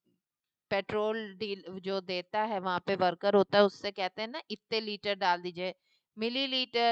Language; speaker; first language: Hindi; native; Hindi